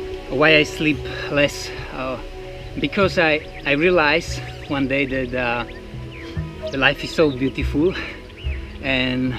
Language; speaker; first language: English; non-native, fluent; Slovak